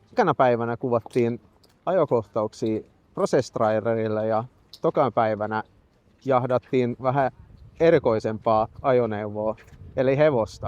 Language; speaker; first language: Finnish; non-native, fluent; Swedish